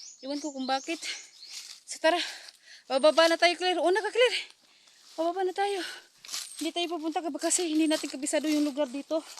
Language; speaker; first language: Filipino; non-native, local second language; Cebuano